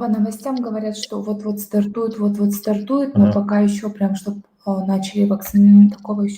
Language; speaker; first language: Russian; native; Russian